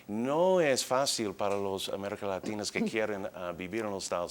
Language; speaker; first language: Spanish; early bilingual, heritage; English